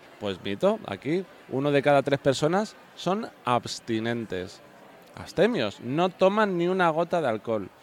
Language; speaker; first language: Spanish; native; Spanish